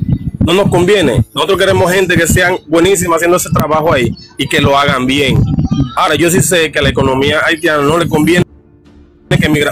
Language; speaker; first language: Spanish; native; Spanish